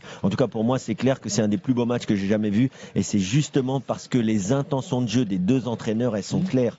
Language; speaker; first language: French; native; French